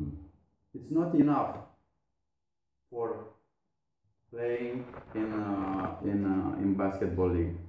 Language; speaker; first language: English; non-native, learner; Romanian